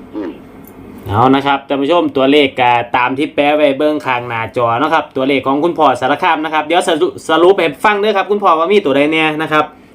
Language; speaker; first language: Thai; native; Thai